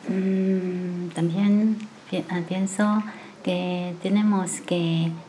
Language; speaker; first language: Spanish; non-native, learner; Chinese